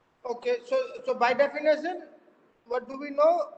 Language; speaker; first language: English; non-native, local second language; Hindi